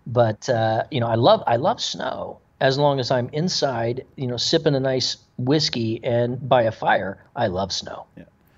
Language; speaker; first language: English; native; English